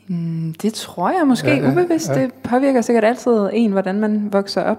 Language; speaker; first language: Danish; native; Danish